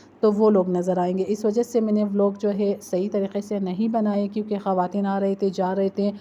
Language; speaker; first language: Urdu; native; Urdu